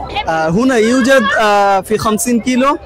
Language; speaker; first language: Arabic; non-native, learner; Bangla